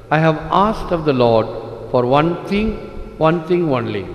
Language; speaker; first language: English; non-native, local second language; Tamil